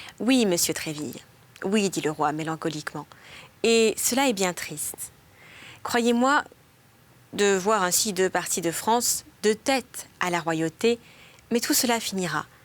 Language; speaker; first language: French; native; French